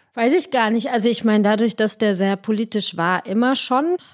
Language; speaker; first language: German; native; German